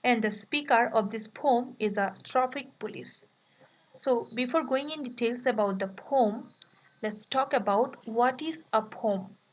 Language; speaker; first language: English; non-native, local second language; Bangla